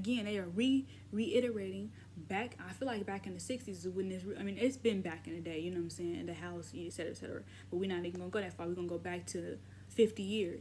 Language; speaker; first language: English; native; English